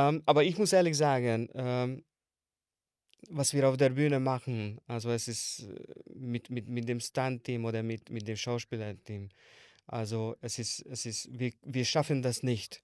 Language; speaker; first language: German; non-native, learner; Hungarian